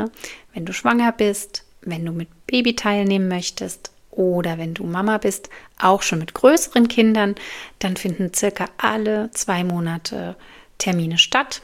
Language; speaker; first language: German; native; German